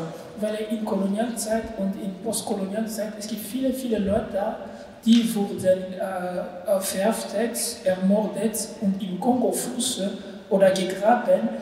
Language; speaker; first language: German; non-native, learner; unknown